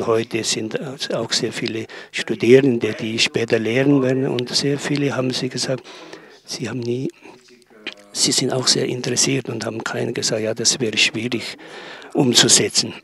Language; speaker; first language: German; non-native, learner; Tibetan